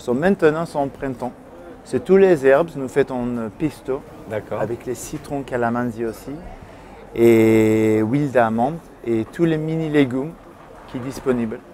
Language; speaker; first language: French; non-native, learner; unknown